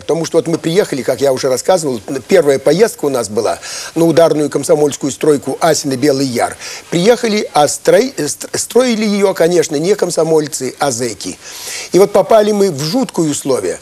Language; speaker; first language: Russian; native; Russian